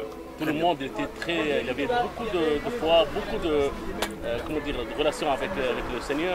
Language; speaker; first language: French; non-native, local second language; Arabic